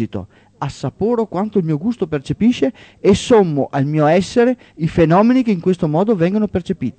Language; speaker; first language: Italian; native; Italian